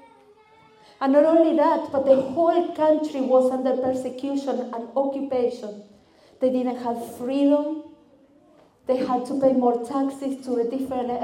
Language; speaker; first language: English; non-native, fluent; Spanish